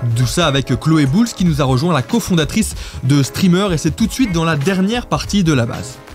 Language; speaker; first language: French; native; French